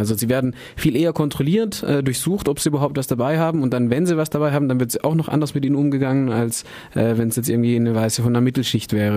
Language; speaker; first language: German; native; German